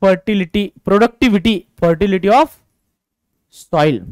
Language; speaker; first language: Hindi; non-native, local second language; Marathi